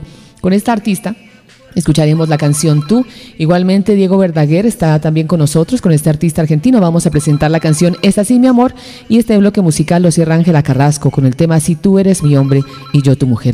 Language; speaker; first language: Spanish; native; Spanish